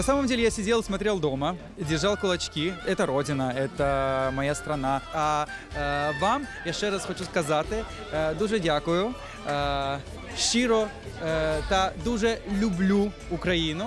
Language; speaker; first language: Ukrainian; non-native, learner; Azerbaijani